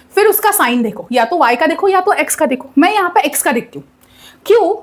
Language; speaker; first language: Hindi; non-native, local second language; Marathi